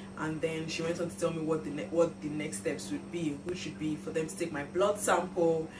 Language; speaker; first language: English; non-native, local second language; Yoruba